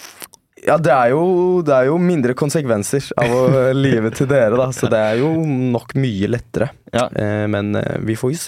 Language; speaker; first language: Norwegian; early bilingual, other home language; Turkish